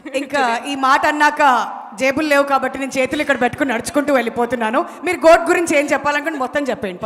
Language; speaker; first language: Telugu; native; Telugu